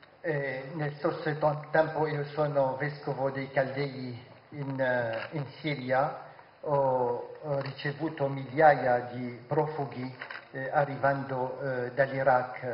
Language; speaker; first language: Italian; non-native, fluent; Arabic